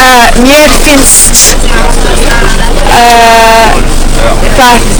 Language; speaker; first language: Icelandic; non-native, learner; English